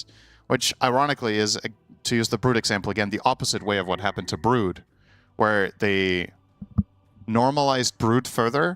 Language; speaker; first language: English; native; English